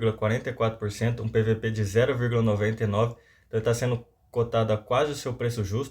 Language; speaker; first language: Portuguese; native; Portuguese